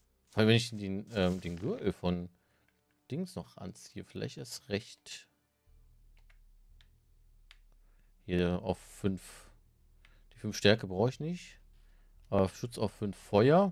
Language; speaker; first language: German; native; German